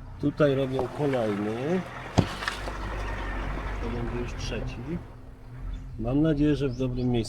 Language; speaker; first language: Polish; native; Polish